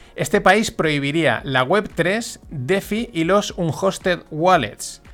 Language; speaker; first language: Spanish; native; Spanish